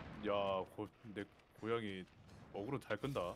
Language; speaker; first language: Korean; native; Korean